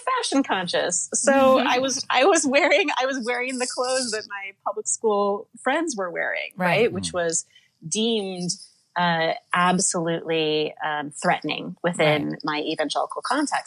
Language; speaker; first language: English; native; English